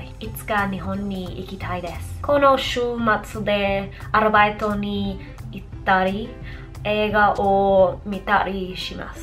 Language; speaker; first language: Japanese; non-native, learner; English